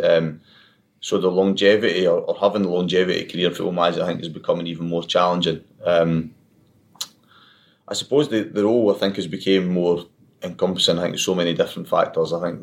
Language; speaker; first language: English; native; English